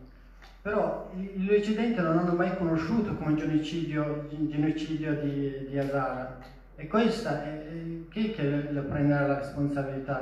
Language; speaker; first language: Italian; non-native, fluent; Persian